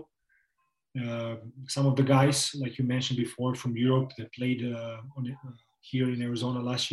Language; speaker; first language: English; non-native, fluent; Serbian